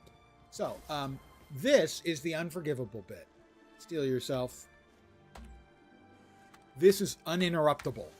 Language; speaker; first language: English; native; English